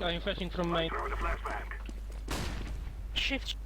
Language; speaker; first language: English; non-native, learner; Polish